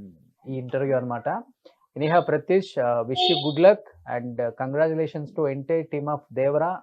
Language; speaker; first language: Telugu; native; Telugu